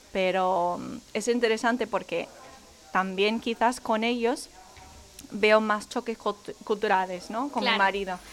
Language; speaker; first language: Spanish; non-native, fluent; English